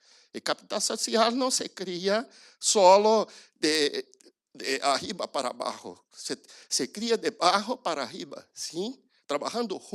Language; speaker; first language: Spanish; non-native, learner; Portuguese